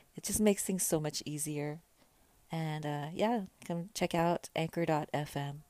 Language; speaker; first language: English; native; English